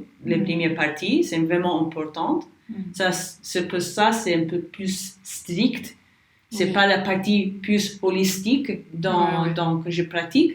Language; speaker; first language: French; non-native, learner; English